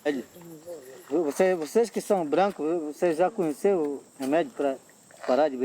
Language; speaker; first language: Portuguese; non-native, local second language; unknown